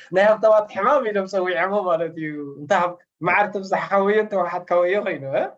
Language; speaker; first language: Tigrinya; native; Tigrinya